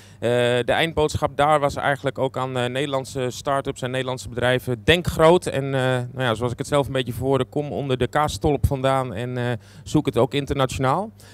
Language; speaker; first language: Dutch; native; Dutch